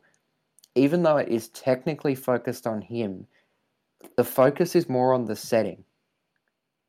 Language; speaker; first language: English; native; English